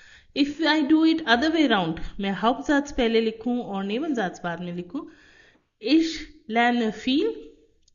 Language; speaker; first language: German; non-native, fluent; Hindi